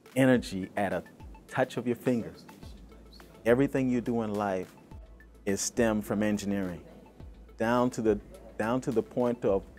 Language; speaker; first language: English; native; English